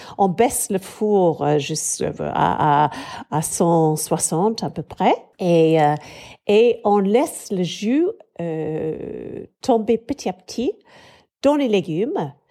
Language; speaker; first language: French; non-native, fluent; English